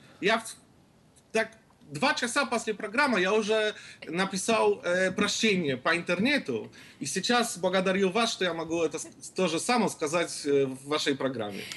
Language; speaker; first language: Russian; non-native, fluent; Polish